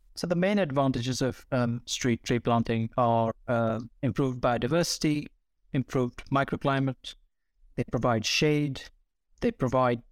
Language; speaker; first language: English; non-native, local second language; Hindi